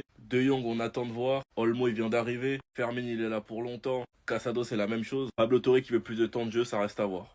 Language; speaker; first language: French; native; French